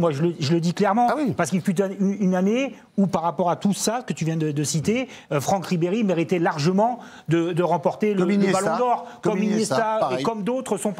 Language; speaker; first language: French; native; French